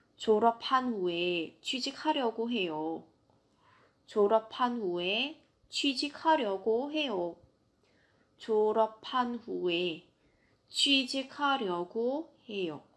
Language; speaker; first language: Korean; non-native, fluent; Vietnamese